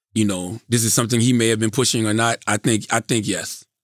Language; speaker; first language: English; native; English